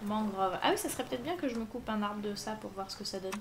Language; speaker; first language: French; native; French